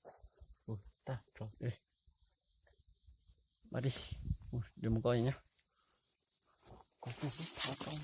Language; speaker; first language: Vietnamese; non-native, local second language; Hmong